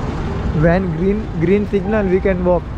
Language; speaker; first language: English; non-native, local second language; Hindi